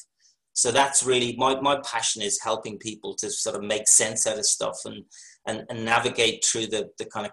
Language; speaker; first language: English; native; English